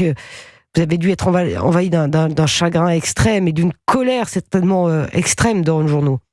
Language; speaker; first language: French; native; French